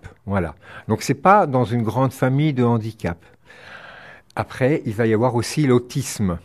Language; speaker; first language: French; native; French